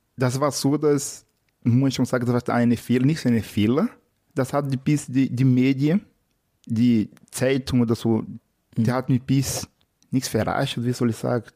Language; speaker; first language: German; non-native, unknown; Portuguese